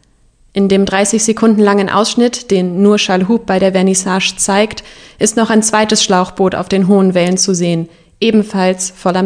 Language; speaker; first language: German; native; German